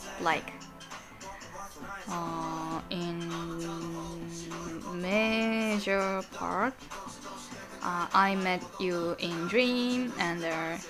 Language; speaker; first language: English; non-native, learner; Japanese